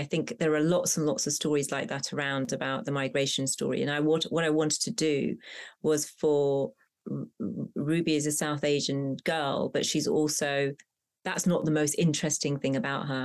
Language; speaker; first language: English; non-native, local second language; Punjabi